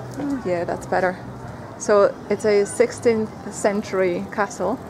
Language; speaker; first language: English; non-native, fluent; Polish